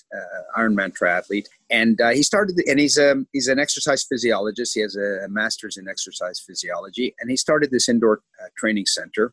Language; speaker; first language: English; native; English